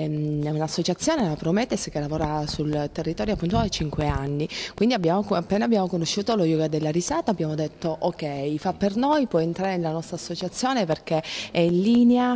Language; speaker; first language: Italian; native; Italian